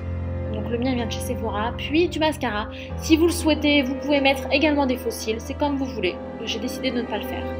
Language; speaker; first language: French; native; French